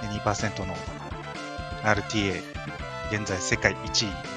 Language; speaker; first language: Japanese; native; Japanese